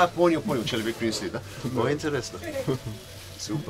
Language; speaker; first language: Russian; non-native, learner; English